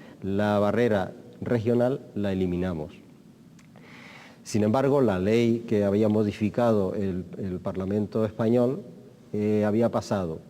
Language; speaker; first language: Spanish; native; Spanish